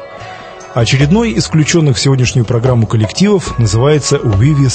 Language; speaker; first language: Russian; native; Russian